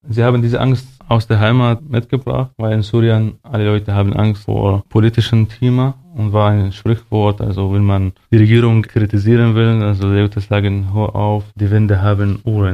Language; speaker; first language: German; non-native, fluent; Arabic